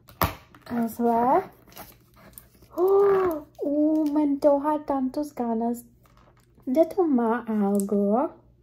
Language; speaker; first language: Spanish; early bilingual, heritage; Spanish